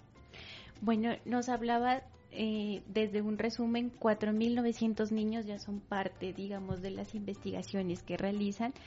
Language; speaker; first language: Spanish; native; Spanish